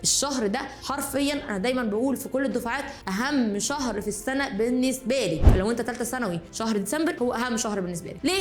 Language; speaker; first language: Arabic; native; Arabic